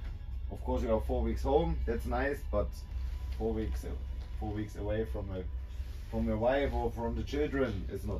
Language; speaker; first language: English; non-native, learner; German